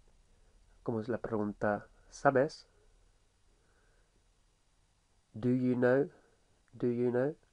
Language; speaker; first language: Spanish; non-native, fluent; English